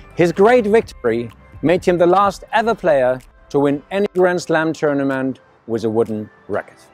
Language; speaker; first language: English; non-native, fluent; German